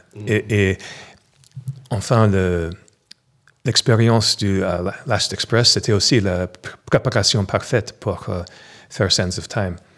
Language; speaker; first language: French; non-native, fluent; English